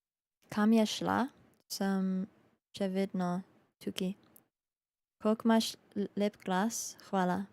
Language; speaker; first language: Slovenian; early bilingual, heritage; Slovenian